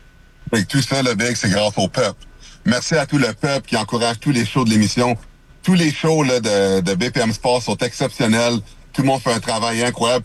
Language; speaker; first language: French; native; French